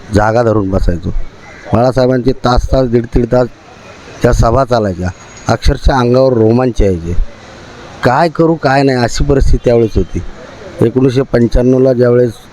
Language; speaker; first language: Marathi; native; Marathi